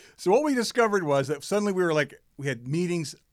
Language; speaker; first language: English; native; English